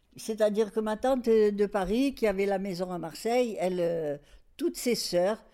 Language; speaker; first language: French; native; French